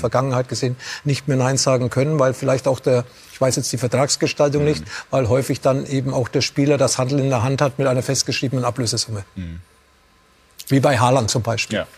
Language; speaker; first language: German; native; German